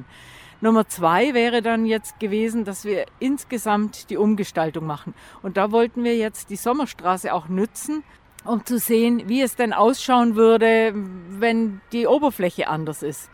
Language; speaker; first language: German; native; German